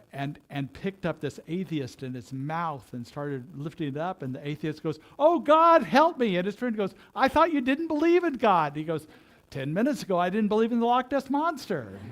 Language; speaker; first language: English; native; English